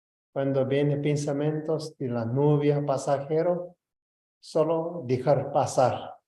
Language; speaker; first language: Spanish; non-native, learner; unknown